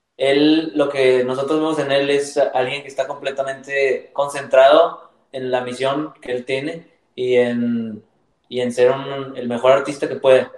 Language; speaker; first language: Spanish; native; Spanish